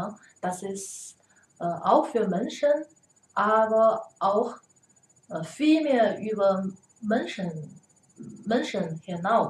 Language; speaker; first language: German; non-native, learner; Chinese